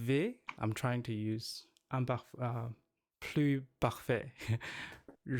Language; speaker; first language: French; non-native, learner; Chinese